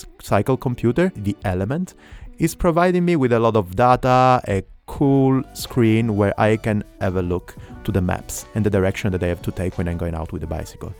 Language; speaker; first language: English; non-native, fluent; Italian